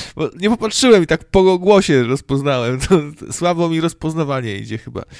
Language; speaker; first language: Polish; native; Polish